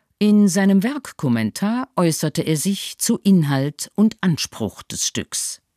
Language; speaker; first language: German; native; German